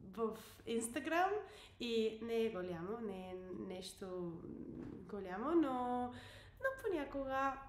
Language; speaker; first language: Bulgarian; non-native, learner; English